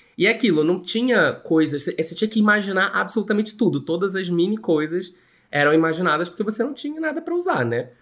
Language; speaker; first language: Portuguese; native; Portuguese